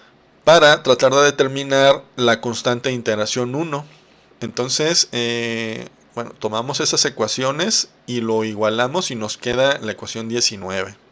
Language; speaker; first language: Spanish; native; Spanish